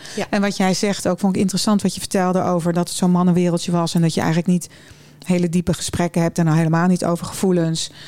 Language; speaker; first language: Dutch; early bilingual, other home language; German